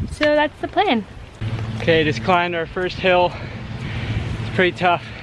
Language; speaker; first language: English; native; English